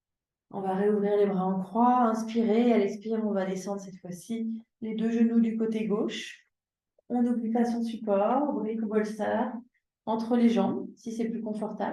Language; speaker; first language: French; native; French